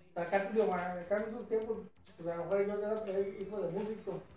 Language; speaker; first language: Spanish; native; Spanish